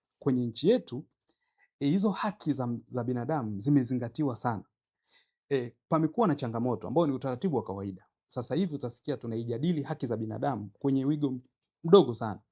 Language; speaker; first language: Swahili; native; Swahili